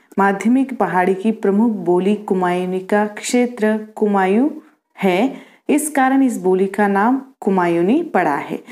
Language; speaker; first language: Hindi; non-native, local second language; Marathi